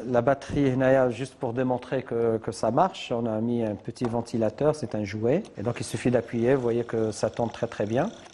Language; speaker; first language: French; non-native, local second language; Arabic